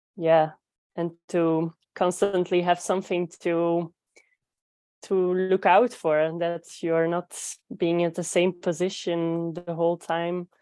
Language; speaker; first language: English; non-native, fluent; Dutch